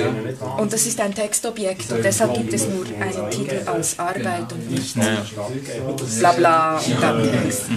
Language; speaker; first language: German; non-native, fluent; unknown